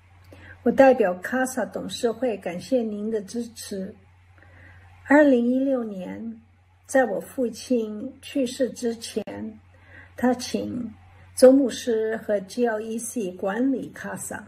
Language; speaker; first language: Chinese; early bilingual, heritage; English